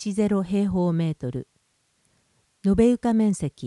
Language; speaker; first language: Japanese; native; Japanese